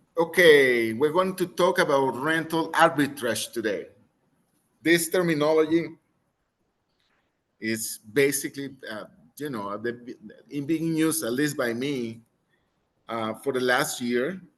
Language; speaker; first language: English; non-native, fluent; Spanish